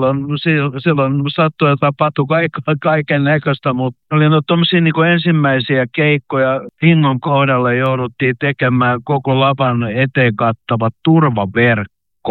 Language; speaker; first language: Finnish; native; Finnish